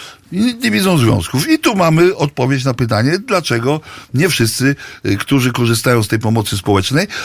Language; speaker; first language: Polish; native; Polish